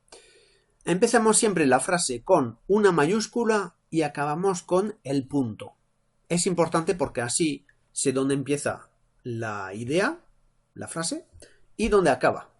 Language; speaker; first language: Spanish; non-native, fluent; French